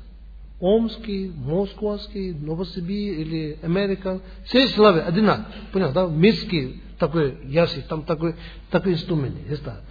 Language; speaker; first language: Russian; non-native, learner; Tibetan